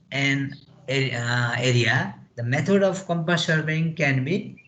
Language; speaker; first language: English; non-native, local second language; Nepali